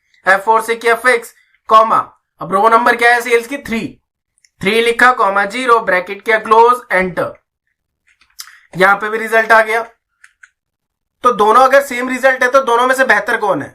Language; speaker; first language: Hindi; native; Hindi